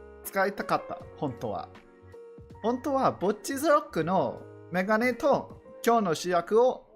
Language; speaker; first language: Japanese; non-native, learner; English